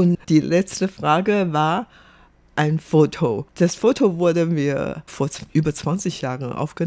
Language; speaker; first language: German; non-native, fluent; Chinese